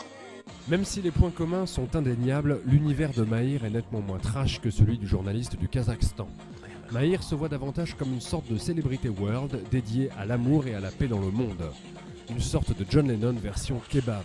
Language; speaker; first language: French; native; French